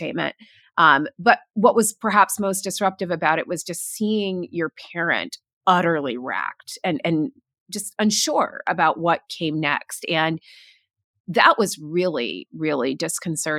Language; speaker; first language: English; native; English